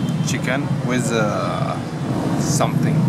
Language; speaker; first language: English; non-native, learner; French